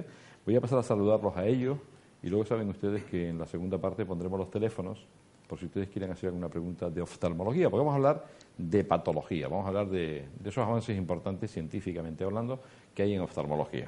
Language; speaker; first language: Spanish; native; Spanish